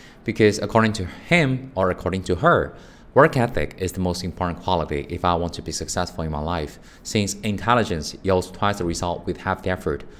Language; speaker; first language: English; non-native, fluent; Chinese